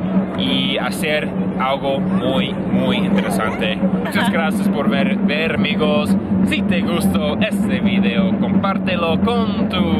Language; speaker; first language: Spanish; non-native, learner; English